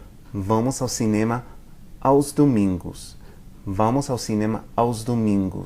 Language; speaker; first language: Portuguese; non-native, fluent; English